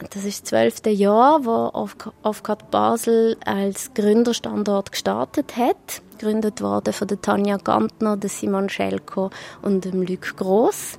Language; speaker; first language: German; native; German